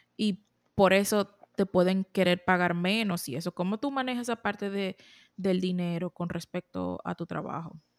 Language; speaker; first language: Spanish; native; Spanish